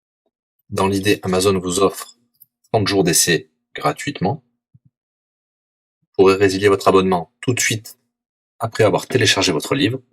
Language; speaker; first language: French; native; French